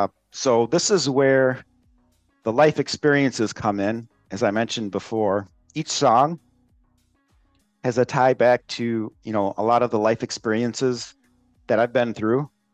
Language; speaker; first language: English; native; English